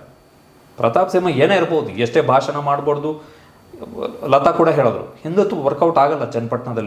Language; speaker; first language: Kannada; native; Kannada